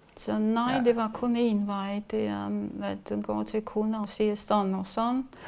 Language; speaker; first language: Danish; non-native, learner; Latvian